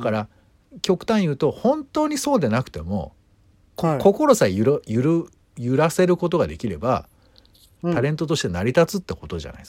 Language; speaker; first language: Japanese; native; Japanese